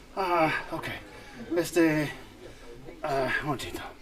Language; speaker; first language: Spanish; non-native, learner; English